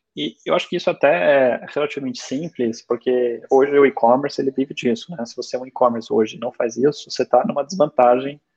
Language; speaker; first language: Portuguese; early bilingual, other home language; German